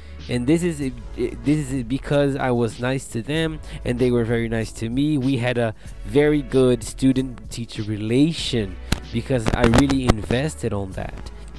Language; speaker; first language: English; non-native, fluent; Portuguese